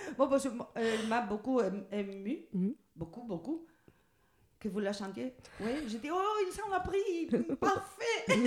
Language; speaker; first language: French; non-native, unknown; Spanish